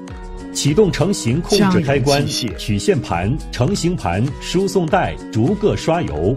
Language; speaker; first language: Chinese; native; Chinese